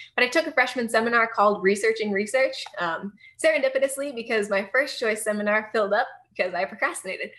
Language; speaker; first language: English; native; English